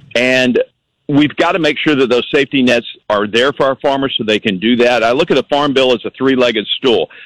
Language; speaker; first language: English; native; English